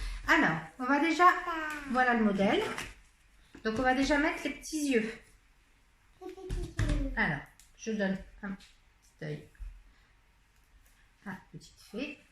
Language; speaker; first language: French; native; French